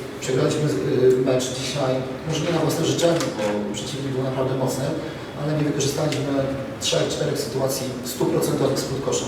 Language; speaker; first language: Polish; native; Polish